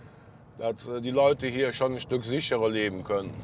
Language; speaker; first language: German; native; German